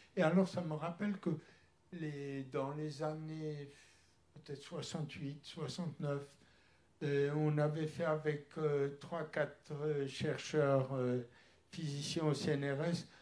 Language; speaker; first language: French; early bilingual, other home language; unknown